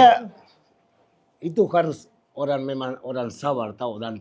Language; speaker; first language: Indonesian; non-native, fluent; Spanish